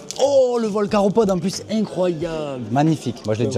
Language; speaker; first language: French; native; French